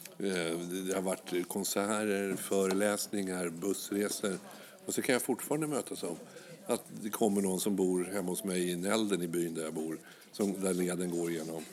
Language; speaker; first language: Swedish; native; Swedish